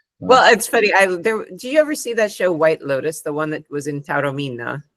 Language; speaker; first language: English; non-native, fluent; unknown